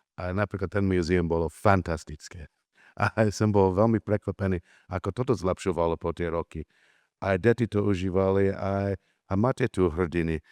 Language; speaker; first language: Slovak; non-native, learner; English